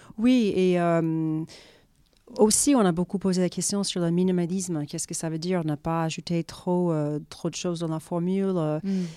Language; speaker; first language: French; non-native, fluent; English